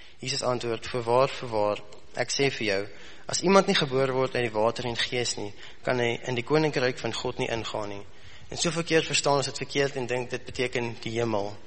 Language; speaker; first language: Afrikaans; native; Afrikaans